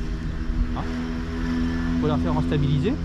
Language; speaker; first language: French; native; French